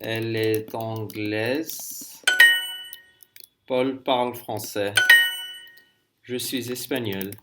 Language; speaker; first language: French; non-native, learner; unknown